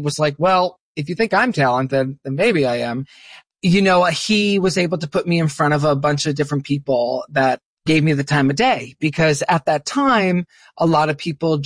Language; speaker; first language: English; native; English